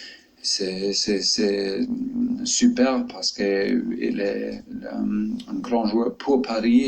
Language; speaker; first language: French; non-native, fluent; German